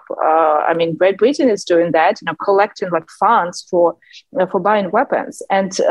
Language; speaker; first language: English; non-native, fluent; Ukrainian